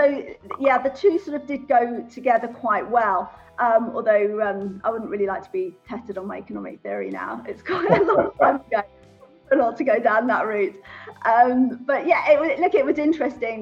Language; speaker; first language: English; native; English